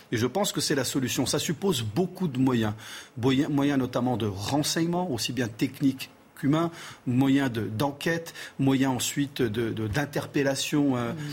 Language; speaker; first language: French; early bilingual, other home language; Portuguese